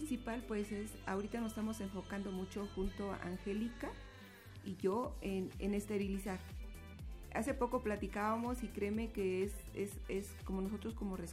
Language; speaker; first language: Spanish; native; Spanish